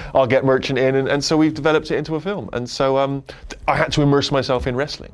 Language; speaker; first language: English; native; English